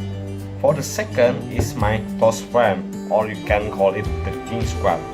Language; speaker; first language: English; non-native, learner; Indonesian